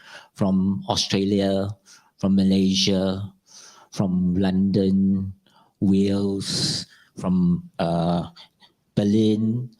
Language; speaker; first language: English; non-native, local second language; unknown